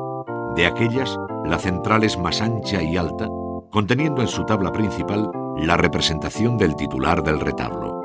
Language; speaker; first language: Spanish; native; Spanish